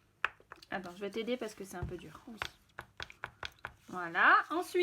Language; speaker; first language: French; native; French